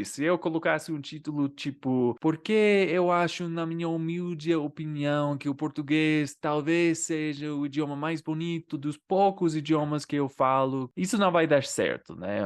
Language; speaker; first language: Portuguese; non-native, fluent; English